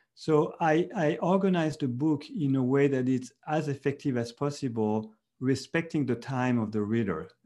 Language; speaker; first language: English; non-native, fluent; French